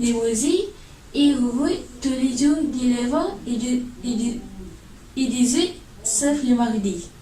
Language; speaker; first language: French; non-native, learner; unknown